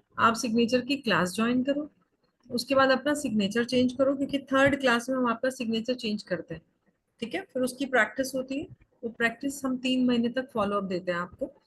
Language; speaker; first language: Hindi; native; Hindi